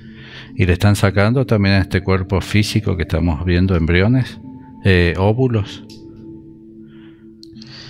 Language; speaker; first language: Spanish; native; Spanish